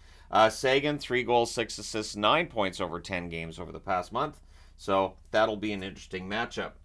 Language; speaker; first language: English; native; English